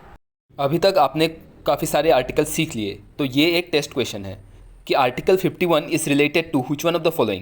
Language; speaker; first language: Hindi; native; Hindi